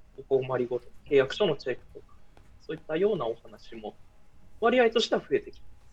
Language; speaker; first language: Japanese; early bilingual, other home language; Portuguese